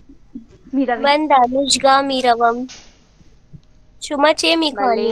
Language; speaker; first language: Persian; non-native, learner; Urdu